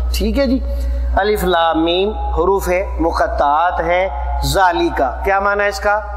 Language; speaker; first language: Urdu; non-native, local second language; Punjabi